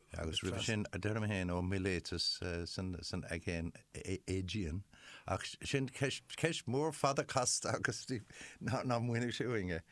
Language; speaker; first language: Irish; non-native, local second language; English